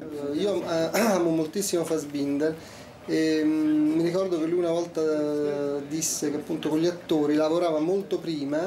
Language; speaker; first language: Italian; native; Italian